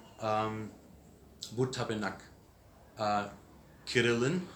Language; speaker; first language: Turkish; non-native, learner; English